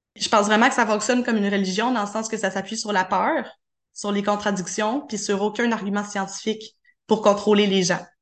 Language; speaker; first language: French; native; French